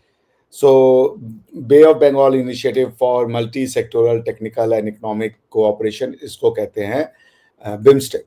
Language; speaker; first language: Hindi; native; Hindi